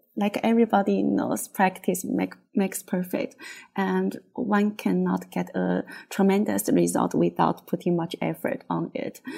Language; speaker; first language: English; non-native, fluent; Chinese